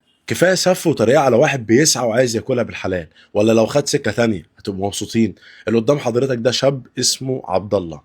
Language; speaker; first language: Arabic; native; Arabic